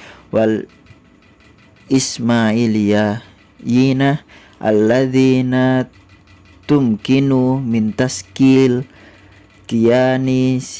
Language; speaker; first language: Arabic; non-native, learner; Indonesian